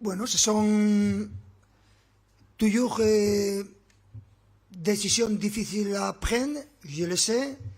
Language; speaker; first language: French; non-native, fluent; Spanish